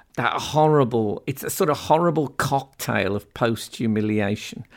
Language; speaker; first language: English; native; English